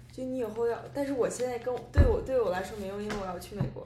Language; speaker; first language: Chinese; native; Chinese